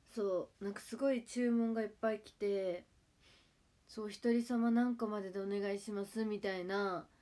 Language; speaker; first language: Japanese; native; Japanese